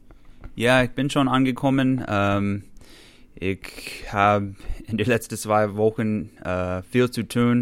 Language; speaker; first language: German; non-native, fluent; English